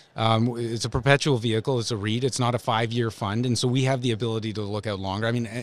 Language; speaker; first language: English; native; English